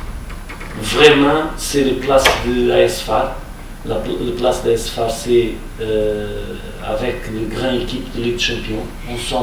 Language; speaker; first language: French; non-native, fluent; Portuguese